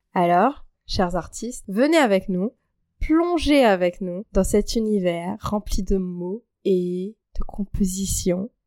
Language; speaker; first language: French; native; French